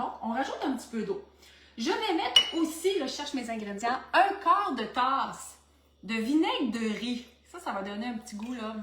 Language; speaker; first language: French; native; French